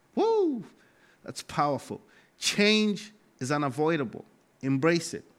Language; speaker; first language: English; non-native, local second language; Nyanja